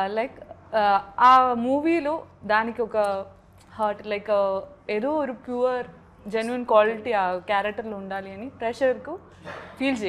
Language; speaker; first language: Telugu; non-native, learner; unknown